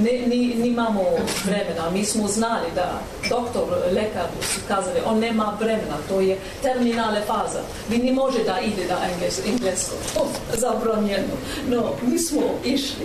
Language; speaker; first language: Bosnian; non-native, learner; English